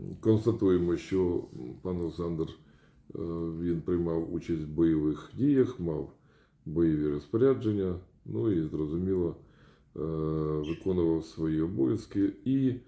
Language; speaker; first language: Ukrainian; native; Ukrainian